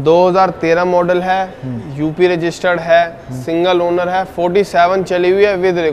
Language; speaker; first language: Hindi; native; Hindi